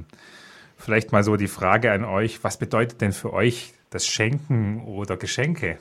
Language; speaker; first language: German; native; German